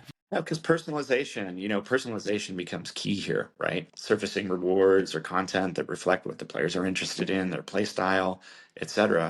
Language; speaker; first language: English; native; English